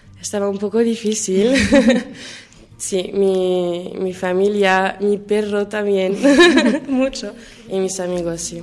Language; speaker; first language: Spanish; non-native, learner; French